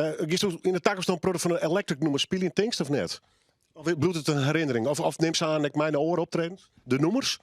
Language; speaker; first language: Dutch; non-native, local second language; Western Frisian